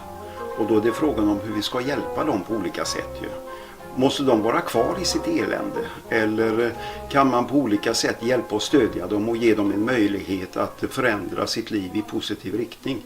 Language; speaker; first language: Swedish; native; Swedish